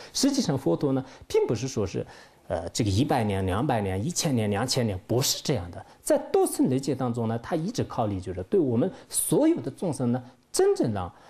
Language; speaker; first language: Chinese; non-native, local second language; Tibetan